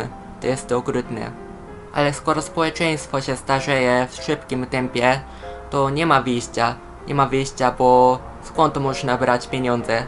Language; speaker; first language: Polish; non-native, fluent; Japanese